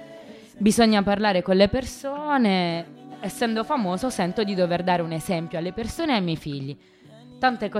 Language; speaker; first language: Italian; native; Italian